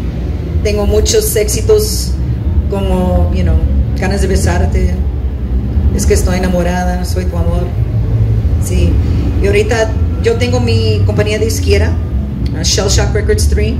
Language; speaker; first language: Spanish; early bilingual, heritage; English